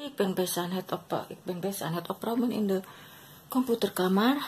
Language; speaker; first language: Dutch; non-native, learner; Indonesian